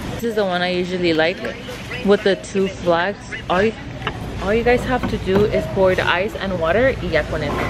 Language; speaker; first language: English; early bilingual, other home language; Spanish